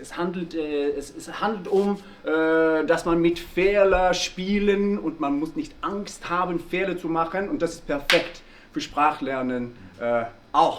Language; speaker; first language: German; non-native, learner; Norwegian